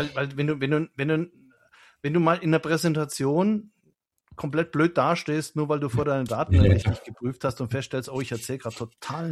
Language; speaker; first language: German; native; German